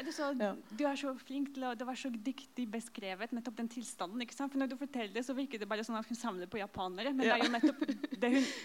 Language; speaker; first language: Norwegian; non-native, fluent; Polish